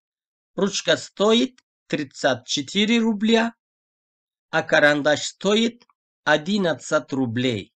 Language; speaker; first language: Russian; non-native, fluent; Turkish